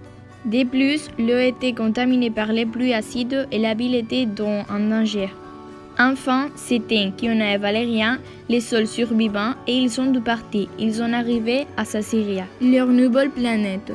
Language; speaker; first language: French; non-native, learner; Spanish